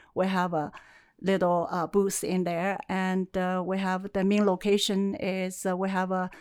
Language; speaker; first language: English; non-native, fluent; Chinese